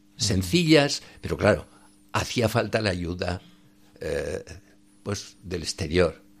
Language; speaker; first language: Spanish; native; Spanish